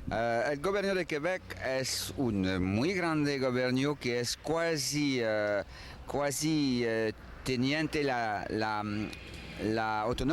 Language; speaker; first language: Spanish; non-native, learner; French